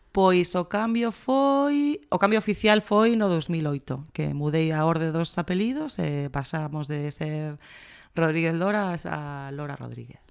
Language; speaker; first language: Galician; non-native, local second language; Spanish